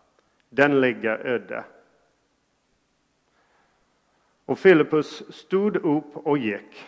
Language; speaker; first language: Swedish; non-native, fluent; English